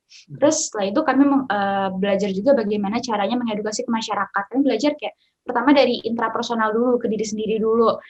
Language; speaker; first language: Indonesian; native; Indonesian